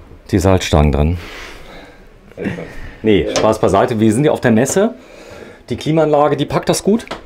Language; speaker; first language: German; native; German